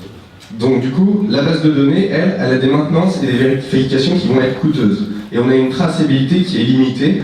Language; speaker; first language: French; native; French